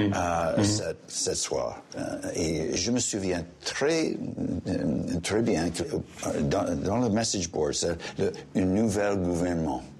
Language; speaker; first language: French; non-native, local second language; English